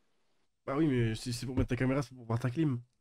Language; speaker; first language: French; native; French